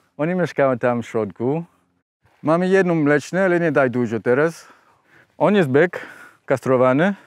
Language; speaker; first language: Polish; non-native, learner; Spanish